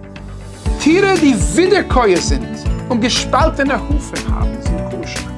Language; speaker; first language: German; non-native, fluent; English